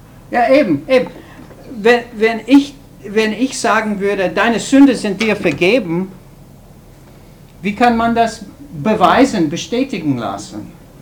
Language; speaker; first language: German; non-native, fluent; English